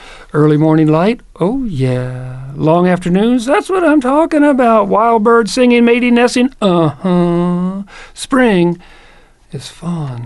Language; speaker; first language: English; native; English